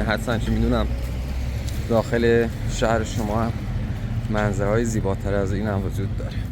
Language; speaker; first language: Persian; native; Persian